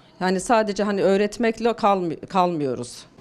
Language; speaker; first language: Turkish; native; Turkish